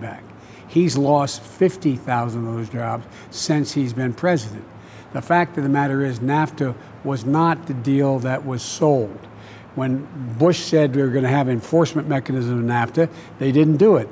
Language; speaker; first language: English; native; English